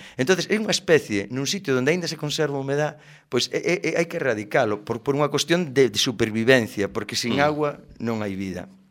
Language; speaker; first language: Galician; native; Galician